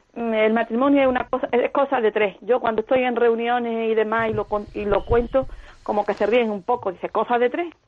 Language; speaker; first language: Spanish; native; Spanish